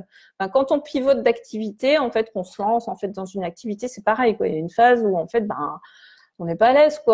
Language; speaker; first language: French; native; French